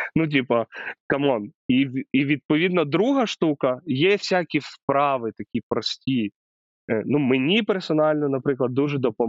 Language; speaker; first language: Ukrainian; native; Ukrainian